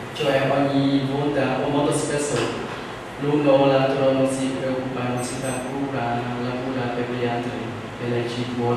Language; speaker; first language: Italian; non-native, learner; Vietnamese